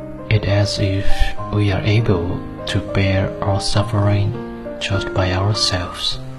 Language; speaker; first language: English; non-native, learner; Chinese